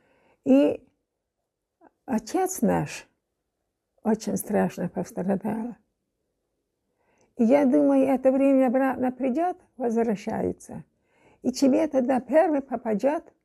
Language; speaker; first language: Russian; non-native, local second language; German